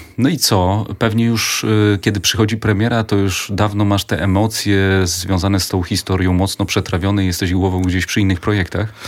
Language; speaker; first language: Polish; native; Polish